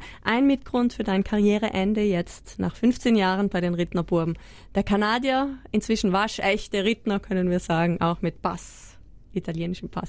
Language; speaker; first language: German; native; German